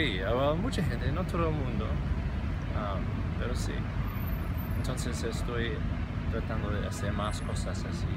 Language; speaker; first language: Spanish; non-native, fluent; English